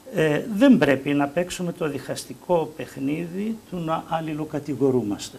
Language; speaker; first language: Greek; native; Greek